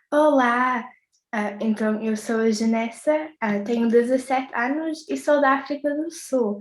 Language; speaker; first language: Portuguese; early bilingual, heritage; English